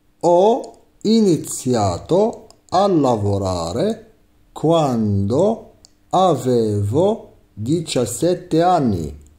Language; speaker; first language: Italian; non-native, fluent; Arabic